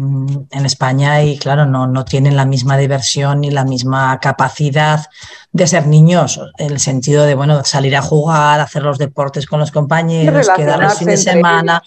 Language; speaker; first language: Spanish; native; Spanish